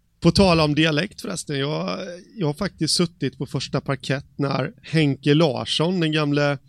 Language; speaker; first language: Swedish; native; Swedish